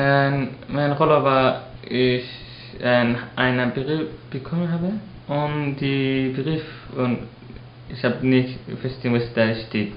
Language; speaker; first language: German; non-native, learner; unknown